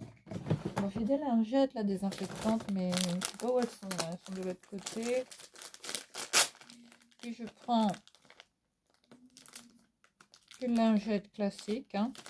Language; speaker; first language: French; native; French